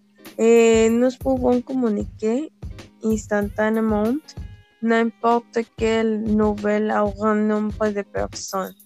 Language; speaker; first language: French; non-native, learner; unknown